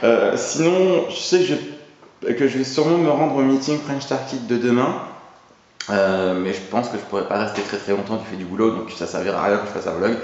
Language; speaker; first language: French; native; French